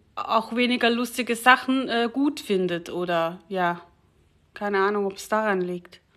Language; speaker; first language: German; native; German